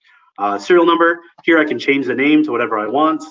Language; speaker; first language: English; native; English